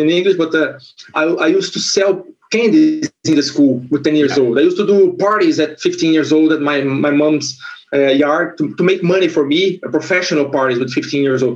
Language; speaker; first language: English; non-native, fluent; Portuguese